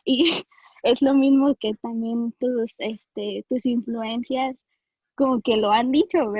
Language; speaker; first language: Spanish; early bilingual, heritage; Spanish